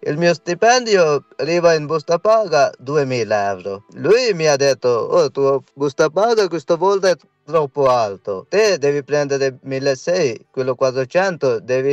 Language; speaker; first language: Italian; non-native, learner; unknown